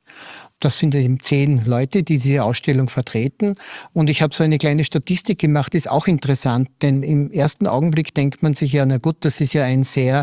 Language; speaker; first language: German; native; German